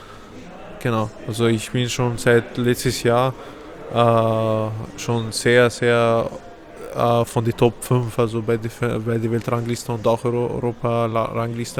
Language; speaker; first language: German; non-native, fluent; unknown